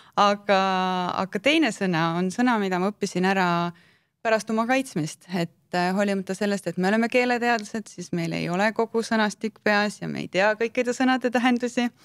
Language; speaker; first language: Estonian; native; Estonian